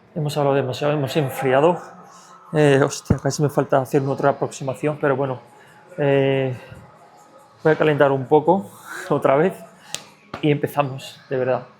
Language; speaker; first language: Spanish; non-native, fluent; Georgian